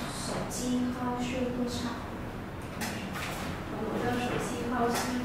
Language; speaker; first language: Chinese; non-native, learner; Vietnamese